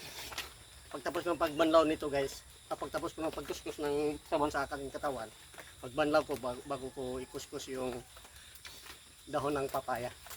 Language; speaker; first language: Filipino; non-native, local second language; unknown